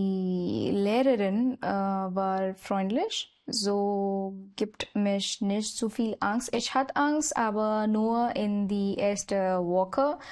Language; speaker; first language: German; non-native, learner; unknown